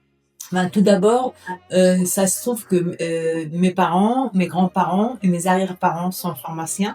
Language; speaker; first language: French; non-native, fluent; Spanish